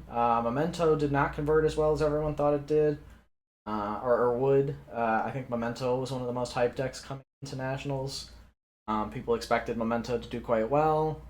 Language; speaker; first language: English; native; English